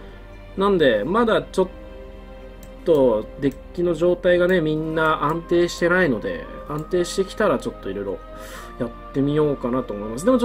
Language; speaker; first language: Japanese; native; Japanese